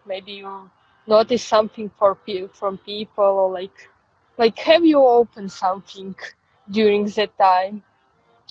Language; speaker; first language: English; non-native, fluent; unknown